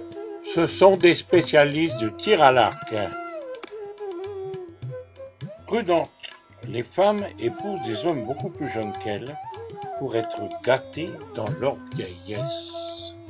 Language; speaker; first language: French; native; French